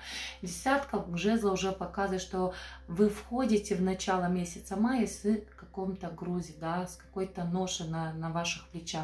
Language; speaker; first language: Russian; non-native, fluent; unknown